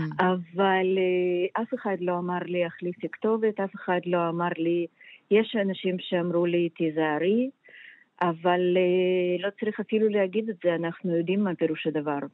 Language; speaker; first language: Hebrew; non-native, fluent; Russian